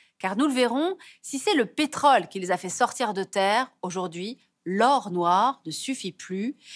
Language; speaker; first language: French; native; French